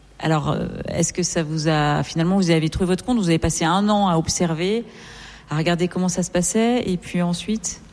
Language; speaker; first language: French; native; French